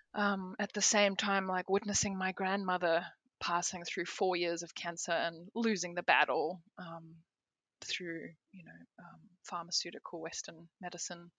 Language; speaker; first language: English; native; English